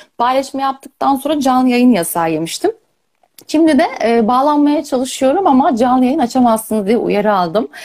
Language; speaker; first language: Turkish; native; Turkish